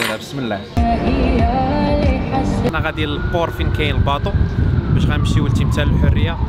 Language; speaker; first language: Arabic; native; Arabic